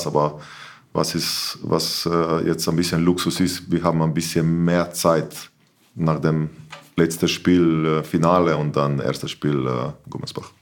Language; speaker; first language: German; non-native, learner; Slovenian